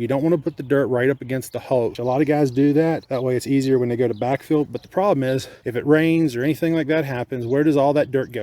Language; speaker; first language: English; native; English